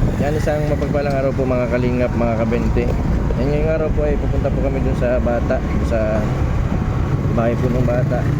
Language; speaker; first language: Filipino; native; Filipino